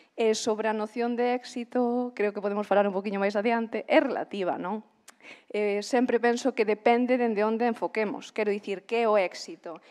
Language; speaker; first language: Galician; native; Galician